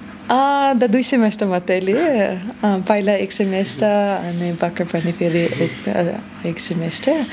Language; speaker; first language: Nepali; non-native, learner; German